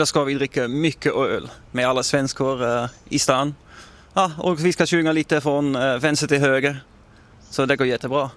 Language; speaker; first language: Swedish; non-native, fluent; Dutch